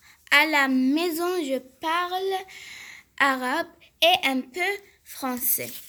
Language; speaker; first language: French; non-native, local second language; Arabic